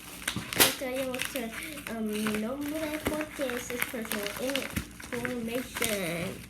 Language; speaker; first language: Spanish; early bilingual, heritage; Spanish